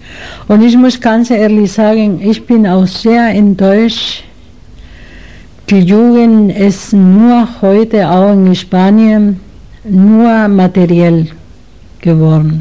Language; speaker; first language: German; non-native, learner; Spanish